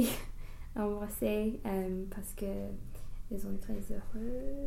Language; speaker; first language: French; non-native, learner; English